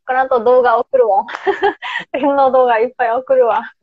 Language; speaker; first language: Japanese; non-native, fluent; Indonesian